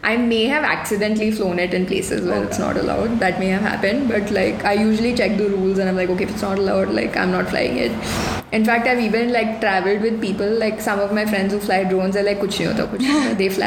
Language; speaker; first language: English; non-native, local second language; Hindi